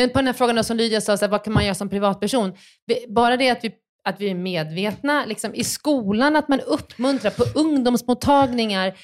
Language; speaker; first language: Swedish; native; Swedish